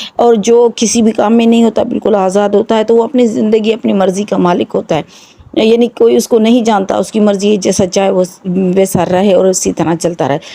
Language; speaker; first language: Urdu; non-native, local second language; Sindhi